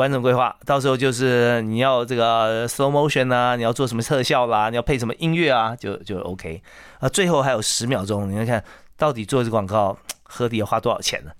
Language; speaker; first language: Chinese; native; Chinese